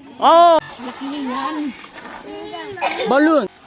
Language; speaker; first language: English; non-native, learner; Korean